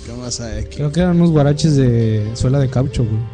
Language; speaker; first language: Spanish; native; Spanish